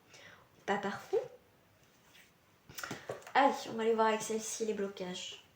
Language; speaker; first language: French; native; French